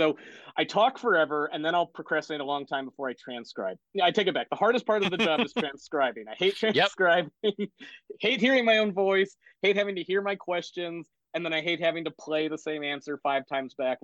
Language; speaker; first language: English; native; English